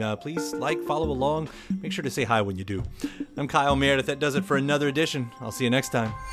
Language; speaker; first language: English; native; English